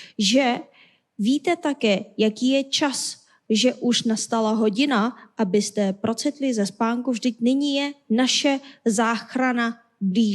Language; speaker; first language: Czech; non-native, fluent; Korean